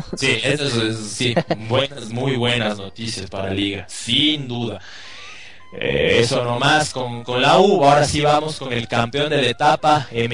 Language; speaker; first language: Spanish; native; Spanish